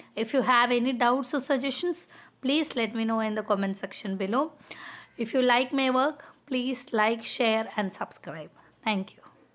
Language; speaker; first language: English; non-native, local second language; Tamil